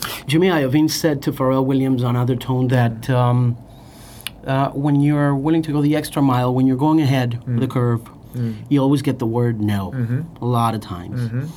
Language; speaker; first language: English; non-native, fluent; Spanish